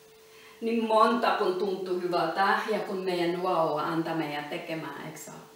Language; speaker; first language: Finnish; non-native, learner; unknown